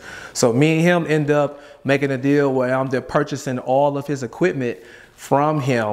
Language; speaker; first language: English; native; English